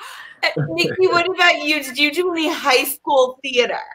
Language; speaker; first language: English; native; English